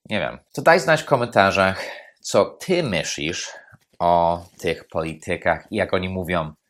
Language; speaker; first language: Polish; non-native, fluent; English